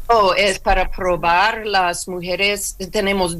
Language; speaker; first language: Spanish; non-native, learner; English